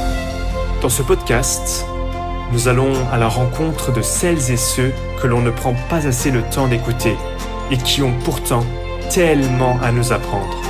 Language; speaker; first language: French; native; French